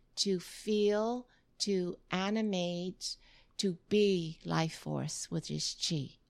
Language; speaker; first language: English; early bilingual, other home language; Vietnamese